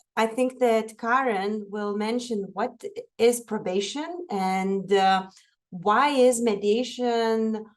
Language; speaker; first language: English; non-native, fluent; Lithuanian